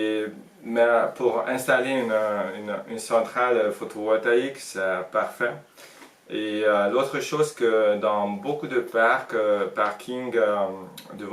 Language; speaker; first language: French; non-native, fluent; Hungarian